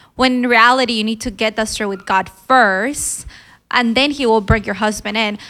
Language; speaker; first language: English; early bilingual, other home language; Filipino